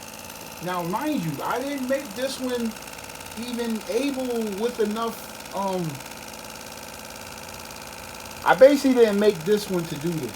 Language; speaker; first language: English; native; English